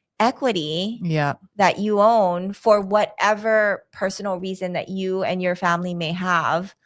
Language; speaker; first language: English; native; English